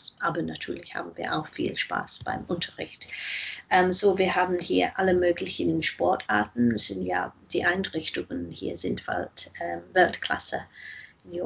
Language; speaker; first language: German; non-native, fluent; English